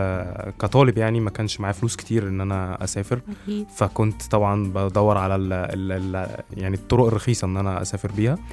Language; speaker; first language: Arabic; native; Arabic